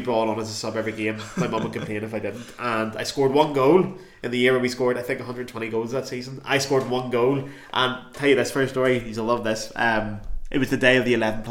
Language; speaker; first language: English; native; English